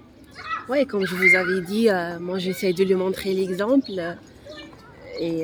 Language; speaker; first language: French; non-native, local second language; Arabic